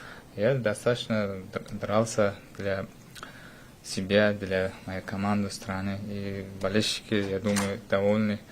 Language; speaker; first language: Russian; non-native, fluent; Uzbek